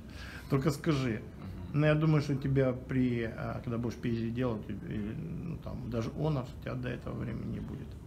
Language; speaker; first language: Russian; native; Russian